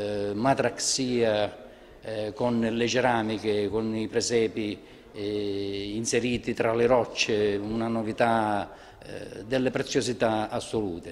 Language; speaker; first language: Italian; native; Italian